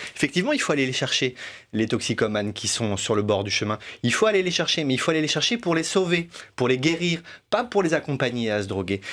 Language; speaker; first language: French; native; French